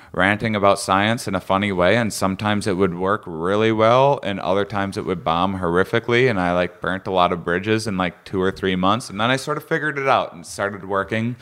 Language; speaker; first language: English; native; English